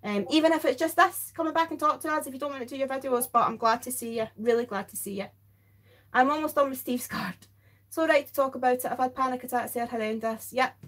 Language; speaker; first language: English; native; English